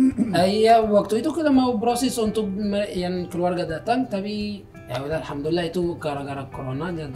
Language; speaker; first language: Indonesian; non-native, learner; Arabic